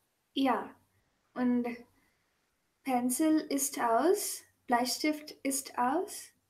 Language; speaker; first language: German; non-native, learner; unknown